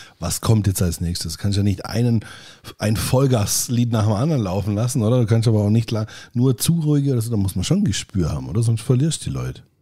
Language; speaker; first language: German; native; German